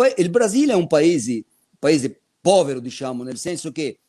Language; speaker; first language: Italian; non-native, fluent; Portuguese